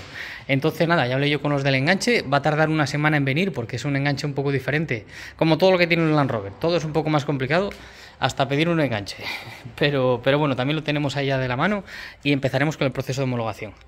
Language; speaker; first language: Spanish; native; Spanish